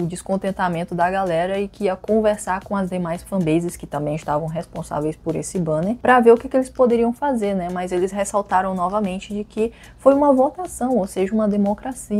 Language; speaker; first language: Portuguese; native; Portuguese